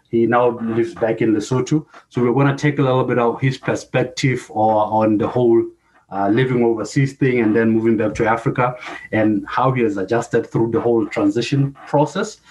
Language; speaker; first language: English; non-native, local second language; Southern Sotho